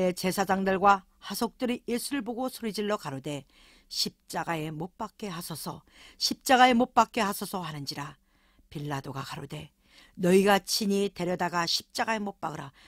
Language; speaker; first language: Korean; native; Korean